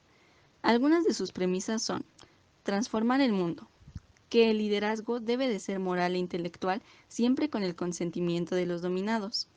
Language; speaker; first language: Spanish; native; Spanish